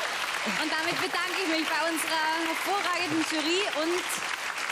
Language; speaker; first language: German; native; German